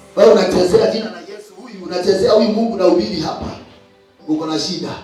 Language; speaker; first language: Swahili; non-native, local second language; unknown